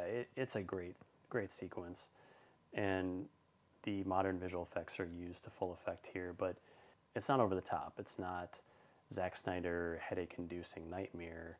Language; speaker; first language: English; native; English